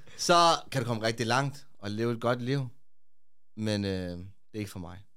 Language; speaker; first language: Danish; early bilingual, other home language; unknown